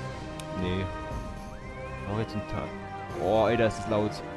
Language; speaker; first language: German; native; German